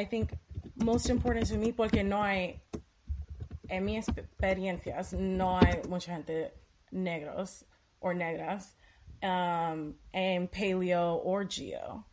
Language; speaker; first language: Spanish; early bilingual, heritage; Spanish